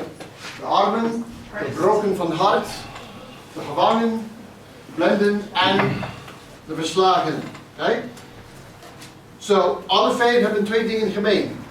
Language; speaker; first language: Dutch; non-native, fluent; English